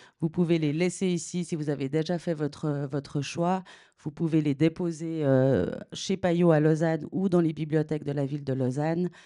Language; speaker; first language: French; native; French